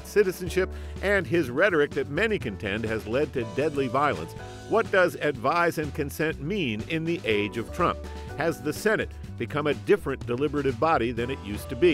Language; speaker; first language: English; native; English